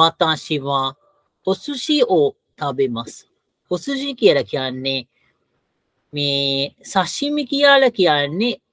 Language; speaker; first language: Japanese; non-native, fluent; Sinhala